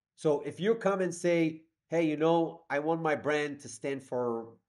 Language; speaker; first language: English; non-native, fluent; Hebrew